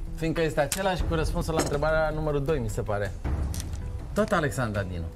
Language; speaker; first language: Romanian; native; Romanian